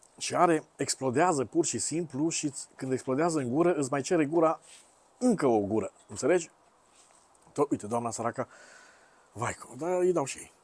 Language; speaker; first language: Romanian; native; Romanian